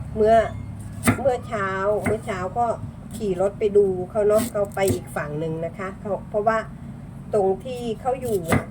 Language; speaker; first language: Thai; non-native, local second language; Northern Khmer